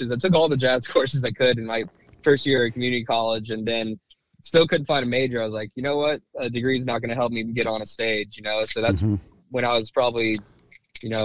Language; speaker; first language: English; native; English